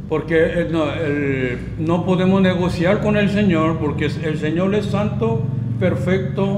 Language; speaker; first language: Spanish; non-native, learner; Korean